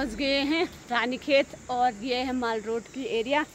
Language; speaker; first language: Hindi; native; Hindi